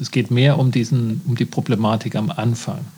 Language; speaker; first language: German; native; German